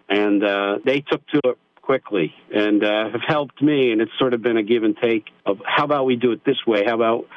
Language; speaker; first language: English; native; English